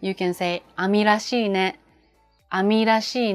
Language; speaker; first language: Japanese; native; Japanese